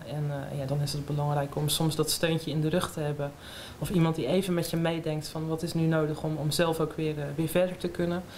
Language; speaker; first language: Dutch; native; Dutch